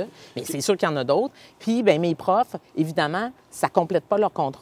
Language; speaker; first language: French; native; French